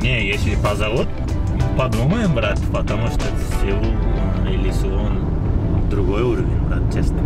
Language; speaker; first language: Russian; non-native, learner; Uzbek